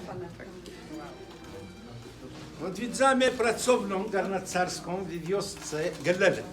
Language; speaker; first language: Polish; non-native, learner; Arabic